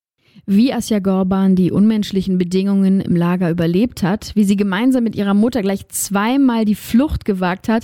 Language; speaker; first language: German; native; German